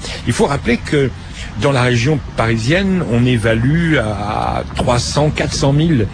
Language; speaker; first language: French; native; French